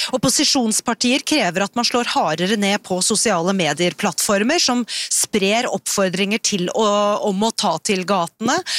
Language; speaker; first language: Norwegian; native; Norwegian